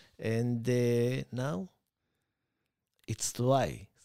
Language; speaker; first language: English; non-native, learner; Hebrew